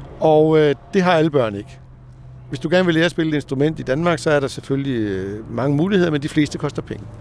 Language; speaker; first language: Danish; native; Danish